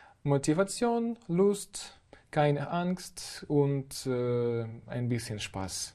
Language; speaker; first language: German; non-native, fluent; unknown